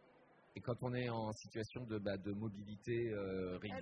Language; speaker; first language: French; native; French